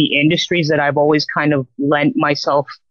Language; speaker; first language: English; native; English